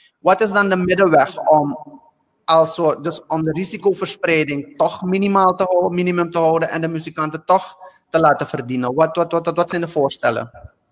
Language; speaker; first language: Dutch; native; Dutch